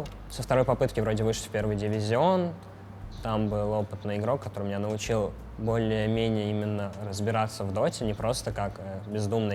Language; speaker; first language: Russian; native; Russian